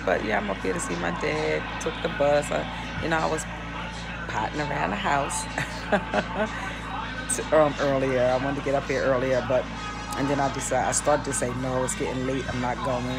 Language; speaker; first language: English; native; English